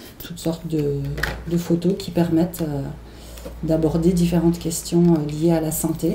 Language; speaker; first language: French; native; French